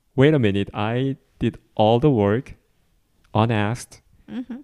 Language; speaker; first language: English; non-native, fluent; Korean